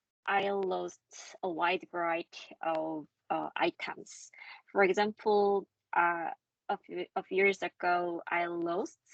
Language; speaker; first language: English; non-native, learner; Korean